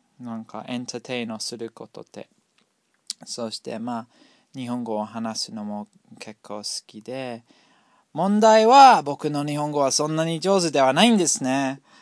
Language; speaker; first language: Japanese; non-native, learner; English